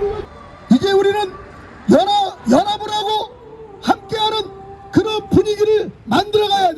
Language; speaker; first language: Korean; native; Korean